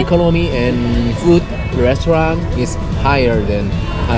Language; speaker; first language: English; non-native, learner; Korean